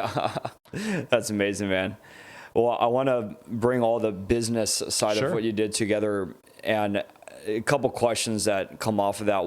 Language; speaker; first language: English; native; English